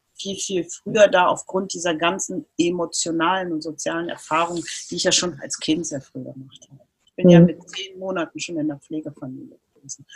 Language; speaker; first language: German; native; German